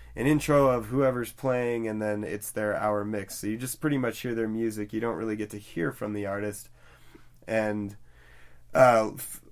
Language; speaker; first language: English; native; English